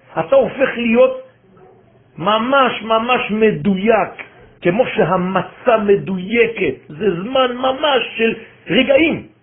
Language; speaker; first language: Hebrew; non-native, fluent; French